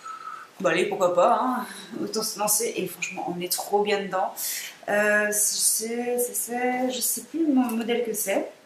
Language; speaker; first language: French; native; French